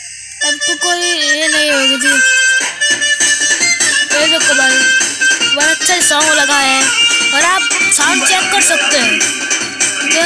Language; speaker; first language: Hindi; native; Hindi